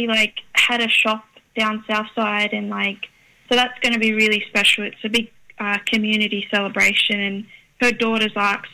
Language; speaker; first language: English; native; English